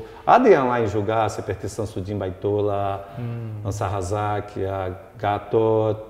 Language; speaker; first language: Indonesian; non-native, fluent; Portuguese